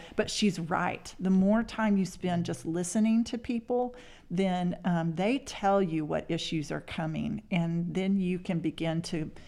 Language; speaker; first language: English; native; English